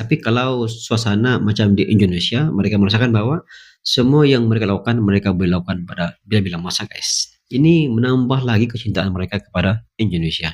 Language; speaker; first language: Indonesian; non-native, local second language; Malay